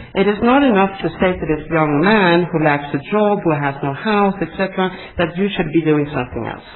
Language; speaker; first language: English; non-native, fluent; Swedish